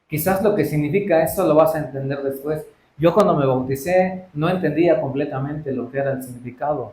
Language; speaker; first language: Spanish; native; Spanish